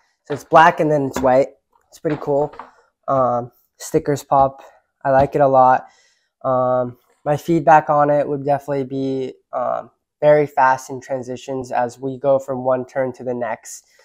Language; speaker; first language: English; early bilingual, other home language; Japanese